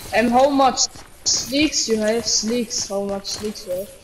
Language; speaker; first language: English; non-native, learner; German